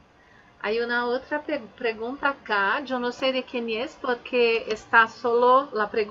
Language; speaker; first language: Spanish; non-native, fluent; Portuguese